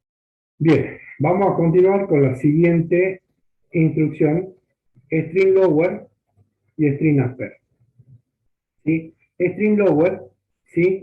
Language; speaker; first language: Spanish; native; Spanish